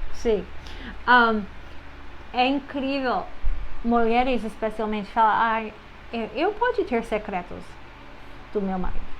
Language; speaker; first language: Portuguese; non-native, fluent; English